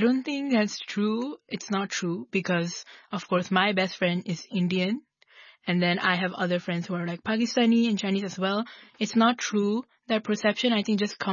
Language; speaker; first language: English; non-native, local second language; Nepali